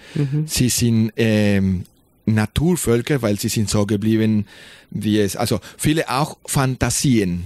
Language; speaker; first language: German; non-native, fluent; Spanish